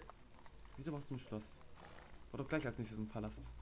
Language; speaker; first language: German; native; German